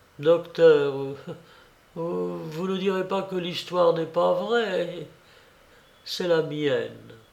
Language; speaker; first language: French; native; French